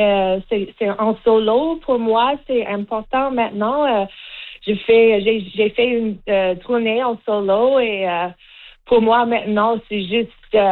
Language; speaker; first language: French; non-native, learner; English